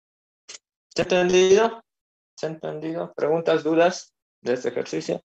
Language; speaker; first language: Spanish; native; Spanish